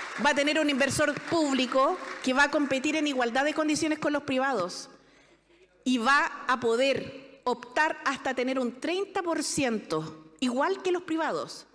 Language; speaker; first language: Spanish; native; Spanish